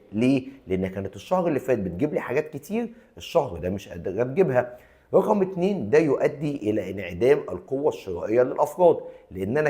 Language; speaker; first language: Arabic; native; Arabic